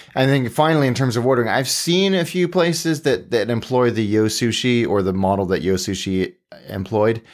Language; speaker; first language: English; native; English